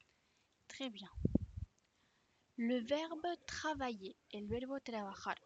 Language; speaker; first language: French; non-native, fluent; Spanish